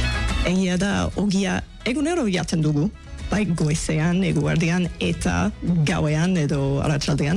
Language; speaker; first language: Basque; non-native, fluent; English